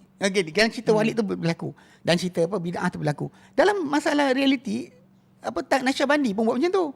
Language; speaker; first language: Malay; native; Malay